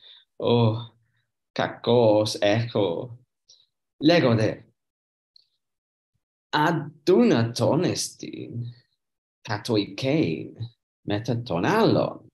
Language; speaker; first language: Greek; non-native, learner; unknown